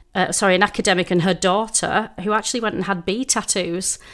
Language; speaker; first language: English; native; English